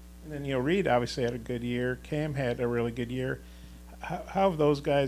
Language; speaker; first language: English; native; English